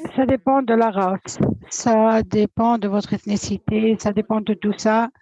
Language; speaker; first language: French; non-native, fluent; English